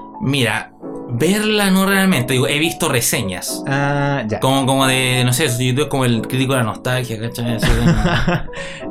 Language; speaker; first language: Spanish; native; Spanish